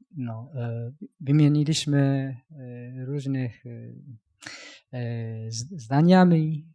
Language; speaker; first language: Polish; non-native, learner; Japanese